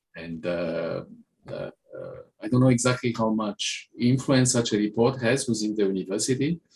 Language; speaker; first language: English; non-native, fluent; Romanian